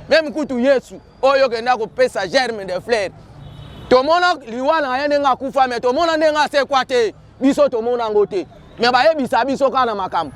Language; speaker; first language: Lingala; non-native, local second language; Kituba (Democratic Republic of Congo)